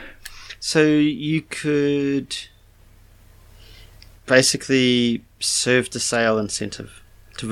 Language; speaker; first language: English; native; English